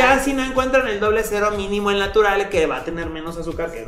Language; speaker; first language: Spanish; native; Spanish